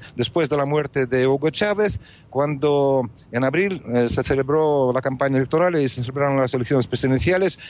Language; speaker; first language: Spanish; non-native, fluent; Russian